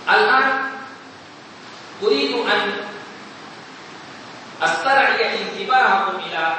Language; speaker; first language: Arabic; non-native, fluent; Urdu